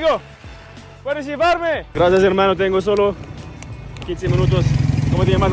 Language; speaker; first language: Spanish; non-native, learner; Arabic